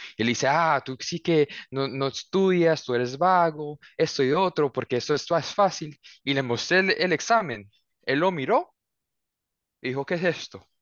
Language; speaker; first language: Spanish; early bilingual, heritage; Spanish